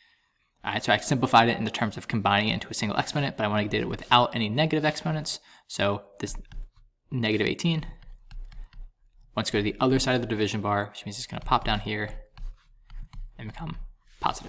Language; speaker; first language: English; native; English